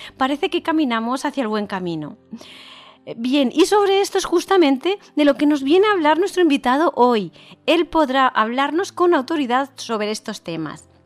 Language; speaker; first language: Spanish; native; Spanish